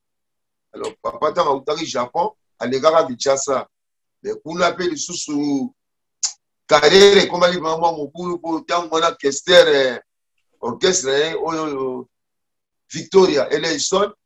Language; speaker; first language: French; non-native, local second language; Lingala